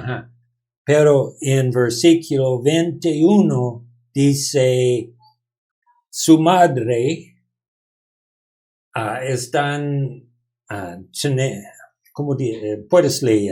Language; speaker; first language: Spanish; non-native, learner; English